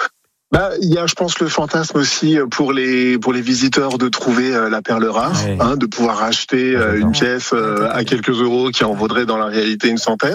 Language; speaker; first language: French; native; French